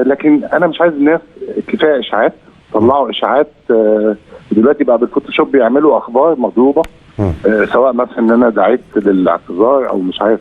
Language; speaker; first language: Arabic; native; Arabic